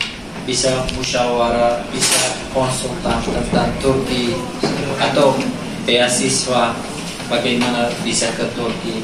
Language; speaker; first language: Indonesian; non-native, fluent; Turkish